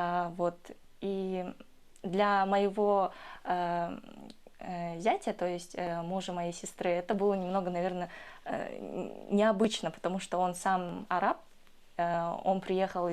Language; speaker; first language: Russian; early bilingual, other home language; Kyrgyz